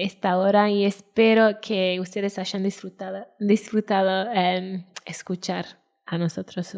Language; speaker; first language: Spanish; non-native, fluent; Welsh